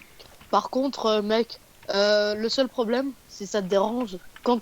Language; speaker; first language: French; native; French